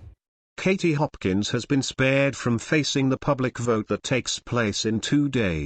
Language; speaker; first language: English; native; English